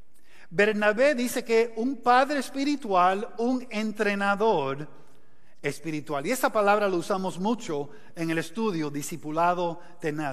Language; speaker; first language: Spanish; non-native, fluent; English